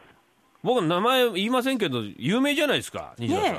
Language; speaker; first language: Japanese; native; Japanese